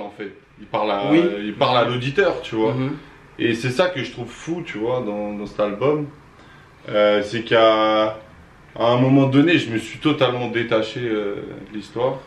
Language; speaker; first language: French; native; French